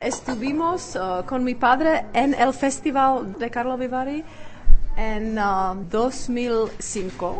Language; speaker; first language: Spanish; non-native, fluent; Czech